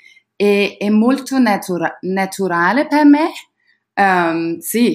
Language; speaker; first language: Italian; non-native, learner; Danish